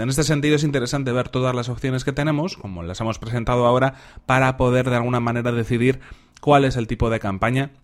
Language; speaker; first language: Spanish; native; Spanish